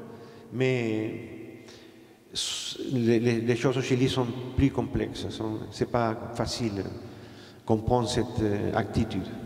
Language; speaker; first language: French; non-native, fluent; Spanish